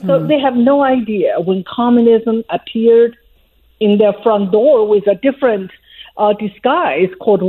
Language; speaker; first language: English; non-native, fluent; Chinese